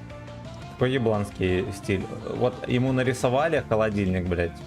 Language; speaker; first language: Russian; native; Russian